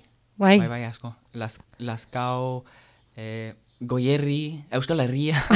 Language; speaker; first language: Basque; non-native, learner; French